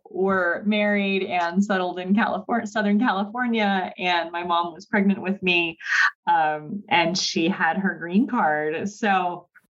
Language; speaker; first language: English; native; English